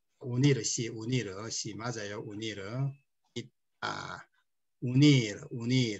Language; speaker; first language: Korean; non-native, fluent; Spanish